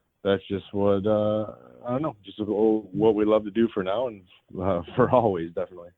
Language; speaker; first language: English; native; English